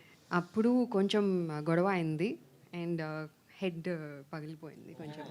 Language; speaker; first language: Telugu; non-native, fluent; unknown